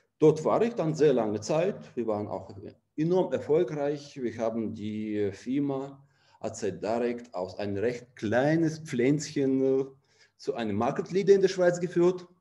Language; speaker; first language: German; non-native, fluent; Russian